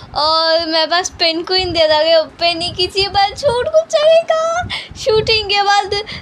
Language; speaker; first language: Hindi; non-native, local second language; Urdu